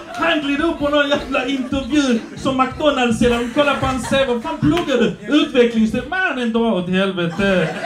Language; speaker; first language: Swedish; early bilingual, other home language; Polish